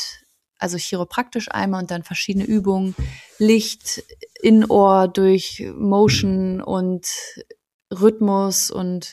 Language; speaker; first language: German; native; German